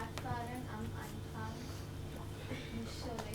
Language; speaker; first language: German; non-native, learner; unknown